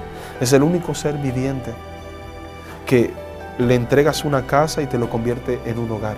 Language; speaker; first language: Spanish; native; Spanish